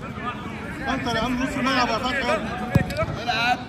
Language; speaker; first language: Arabic; native; Arabic